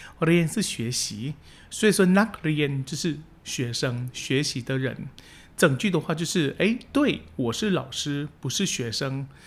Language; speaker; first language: Chinese; early bilingual, heritage; Chinese